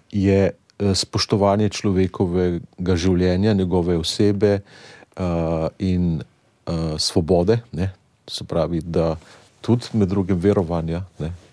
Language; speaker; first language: Slovenian; native; Slovenian